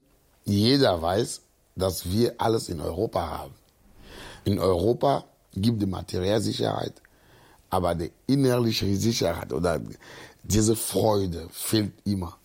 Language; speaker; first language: German; non-native, fluent; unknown